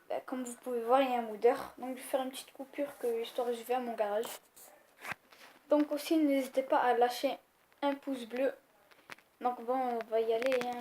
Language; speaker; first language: French; native; French